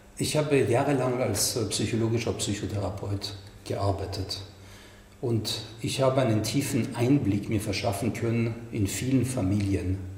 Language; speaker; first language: German; non-native, fluent; French